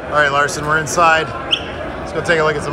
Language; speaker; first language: English; native; English